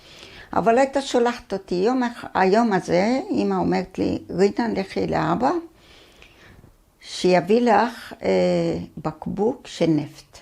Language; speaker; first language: Hebrew; early bilingual, other home language; Arabic